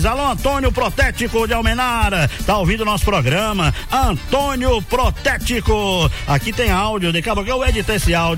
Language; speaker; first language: Portuguese; native; Portuguese